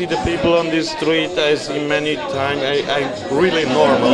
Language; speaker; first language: English; non-native, learner; Swiss German